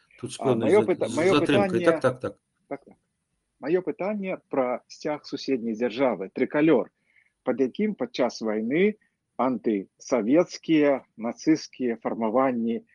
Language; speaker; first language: Belarusian; non-native, local second language; Russian